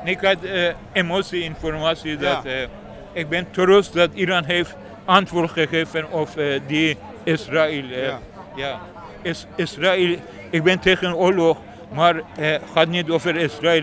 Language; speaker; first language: Dutch; non-native, learner; Persian